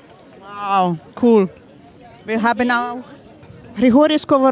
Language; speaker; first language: German; non-native, learner; Ukrainian